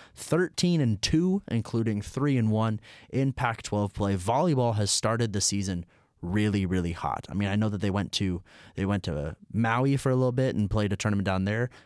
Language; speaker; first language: English; native; English